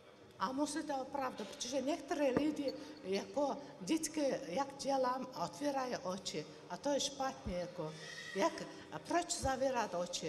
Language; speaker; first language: Czech; non-native, learner; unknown